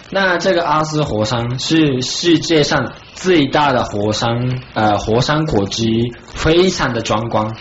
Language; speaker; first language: Chinese; non-native, fluent; Japanese